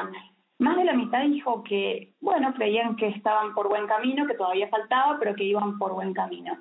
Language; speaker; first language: Spanish; native; Spanish